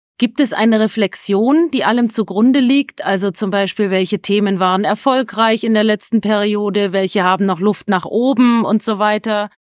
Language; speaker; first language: German; native; German